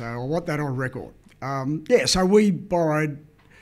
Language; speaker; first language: English; native; English